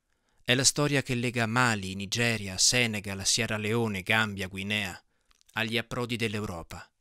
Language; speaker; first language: Italian; native; Italian